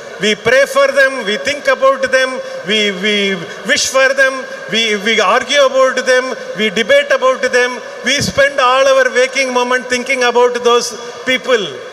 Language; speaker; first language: English; non-native, local second language; Tamil